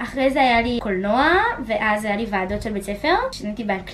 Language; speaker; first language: Hebrew; native; Hebrew